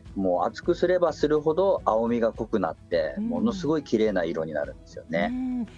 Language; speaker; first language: Japanese; native; Japanese